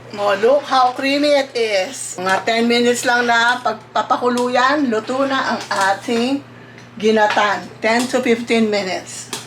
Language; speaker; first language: Filipino; native; Filipino